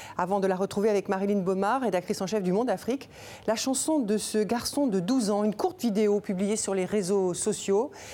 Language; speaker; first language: French; native; French